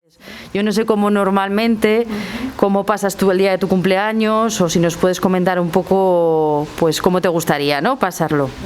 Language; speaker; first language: Spanish; native; Spanish